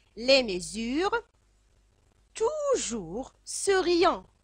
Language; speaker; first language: French; non-native, local second language; Arabic